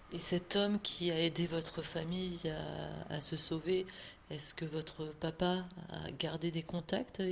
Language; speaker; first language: French; native; French